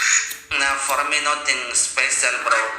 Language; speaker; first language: English; non-native, learner; Indonesian